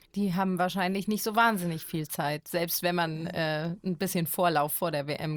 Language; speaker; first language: German; native; German